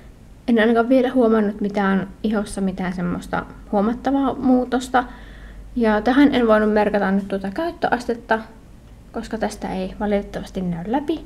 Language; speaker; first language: Finnish; native; Finnish